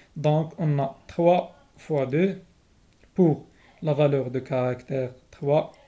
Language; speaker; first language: French; non-native, local second language; Arabic